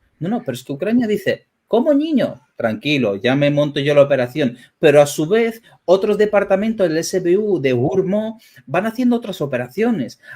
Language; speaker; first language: Spanish; early bilingual, other home language; Ukrainian